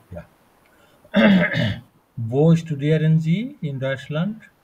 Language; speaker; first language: German; non-native, fluent; Bangla